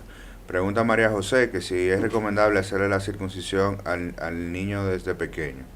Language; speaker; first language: Spanish; native; Spanish